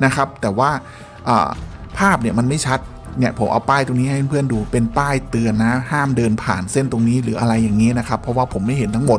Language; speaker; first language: Thai; native; Thai